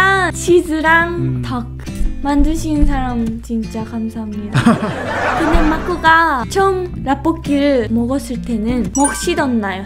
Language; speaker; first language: Korean; non-native, fluent; Japanese